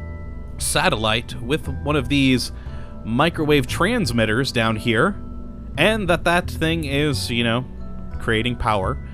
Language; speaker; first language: English; native; English